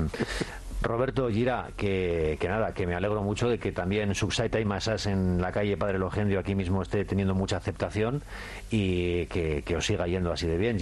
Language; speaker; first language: Spanish; native; Spanish